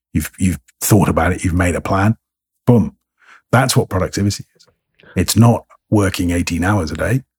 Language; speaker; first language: English; native; English